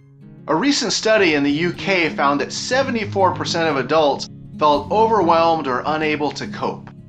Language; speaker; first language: English; native; English